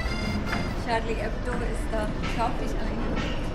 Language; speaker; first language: German; non-native, fluent; Arabic